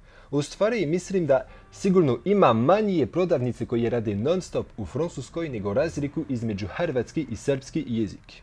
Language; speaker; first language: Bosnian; non-native, fluent; French